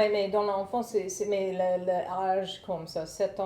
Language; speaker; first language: French; non-native, learner; English